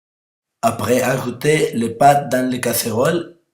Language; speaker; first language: French; non-native, learner; Spanish